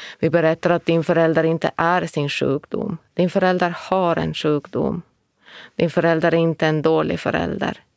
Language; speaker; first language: Swedish; native; Swedish